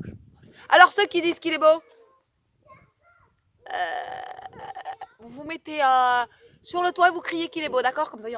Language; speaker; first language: French; native; French